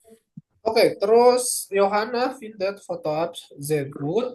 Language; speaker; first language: German; non-native, fluent; Indonesian